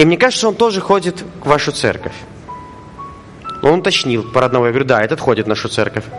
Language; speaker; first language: Russian; native; Russian